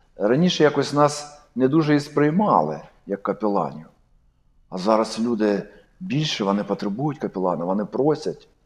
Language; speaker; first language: Ukrainian; non-native, local second language; Russian